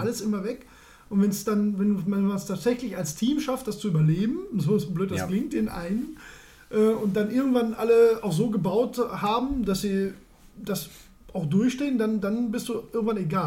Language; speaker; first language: German; native; German